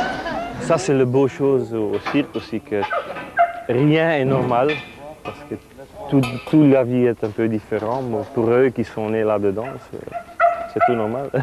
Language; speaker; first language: French; non-native, local second language; Dutch